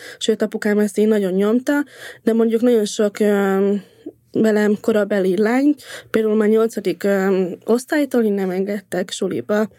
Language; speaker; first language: Hungarian; native; Hungarian